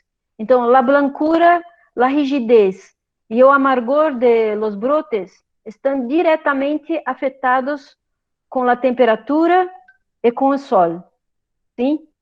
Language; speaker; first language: Spanish; non-native, learner; Portuguese